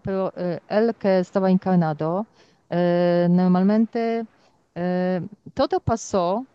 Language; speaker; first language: Spanish; non-native, learner; Polish